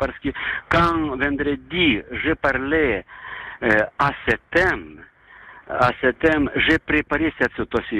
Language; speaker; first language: French; non-native, learner; Lithuanian